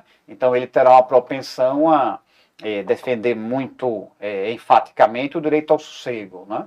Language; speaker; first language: Portuguese; native; Portuguese